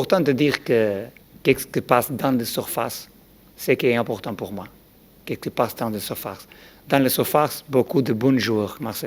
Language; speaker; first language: French; non-native, learner; Portuguese